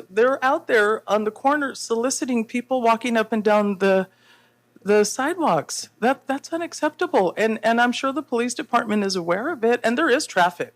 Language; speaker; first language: English; native; English